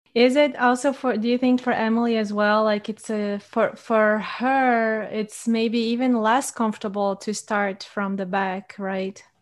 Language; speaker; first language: English; non-native, fluent; Portuguese